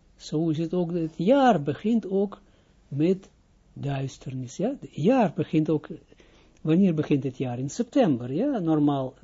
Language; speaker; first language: Dutch; non-native, fluent; Hebrew